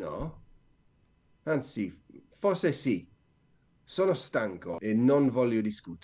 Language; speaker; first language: Italian; non-native, learner; English